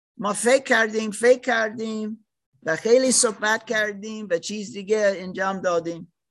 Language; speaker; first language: Persian; non-native, learner; German